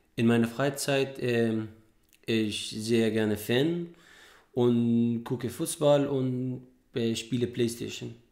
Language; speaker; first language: German; non-native, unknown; Arabic